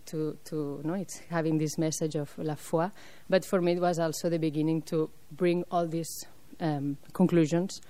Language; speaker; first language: English; non-native, fluent; French